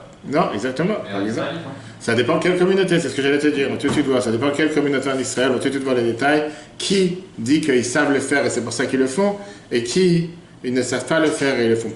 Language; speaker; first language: French; native; French